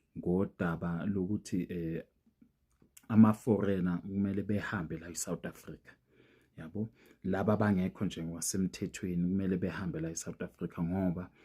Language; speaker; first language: Zulu; native; Zulu